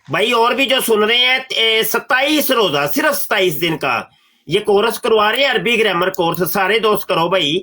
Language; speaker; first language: Urdu; non-native, local second language; Punjabi